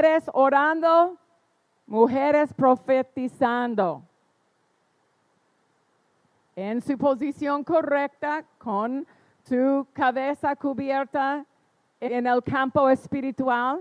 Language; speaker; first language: Spanish; non-native, fluent; English